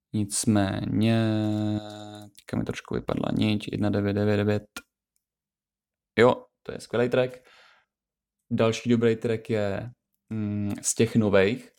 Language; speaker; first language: Czech; native; Czech